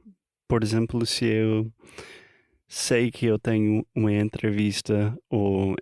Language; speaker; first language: Portuguese; non-native, fluent; English